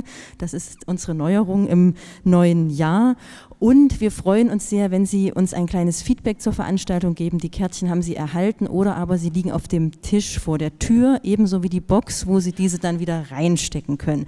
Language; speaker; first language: German; native; German